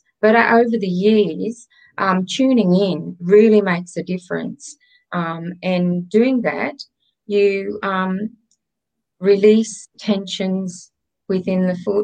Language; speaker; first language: English; native; English